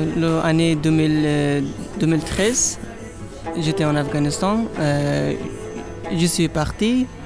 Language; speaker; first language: French; non-native, learner; Persian